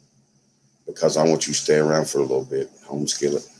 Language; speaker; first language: English; native; English